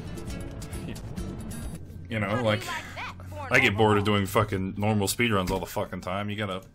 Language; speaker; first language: English; native; English